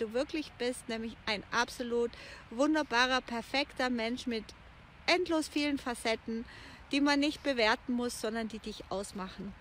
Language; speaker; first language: German; native; German